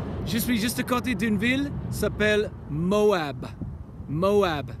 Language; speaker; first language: French; non-native, learner; English